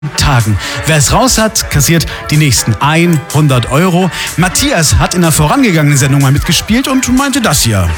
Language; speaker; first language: German; native; German